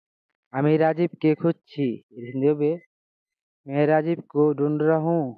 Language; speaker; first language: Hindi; non-native, learner; Bangla